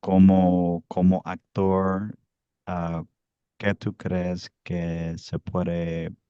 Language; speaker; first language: Spanish; early bilingual, heritage; Spanish